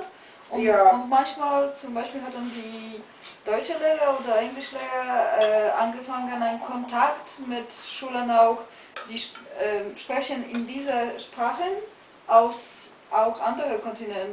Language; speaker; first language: German; non-native, fluent; Polish